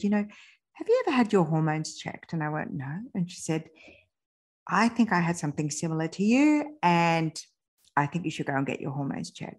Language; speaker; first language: English; early bilingual, other home language; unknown